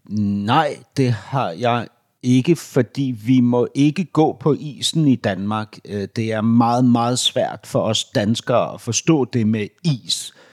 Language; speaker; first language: Danish; native; Danish